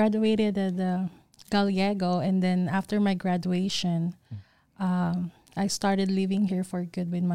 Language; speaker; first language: English; non-native, local second language; Filipino